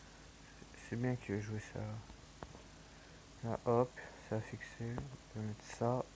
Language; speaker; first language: French; native; French